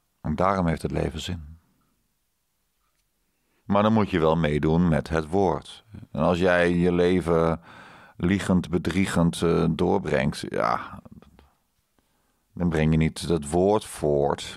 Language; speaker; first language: Dutch; native; Dutch